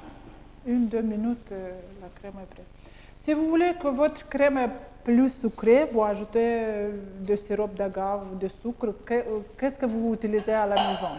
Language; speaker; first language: French; non-native, learner; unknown